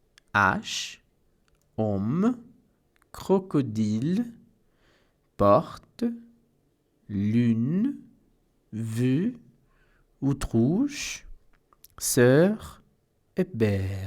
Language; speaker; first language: French; non-native, fluent; Spanish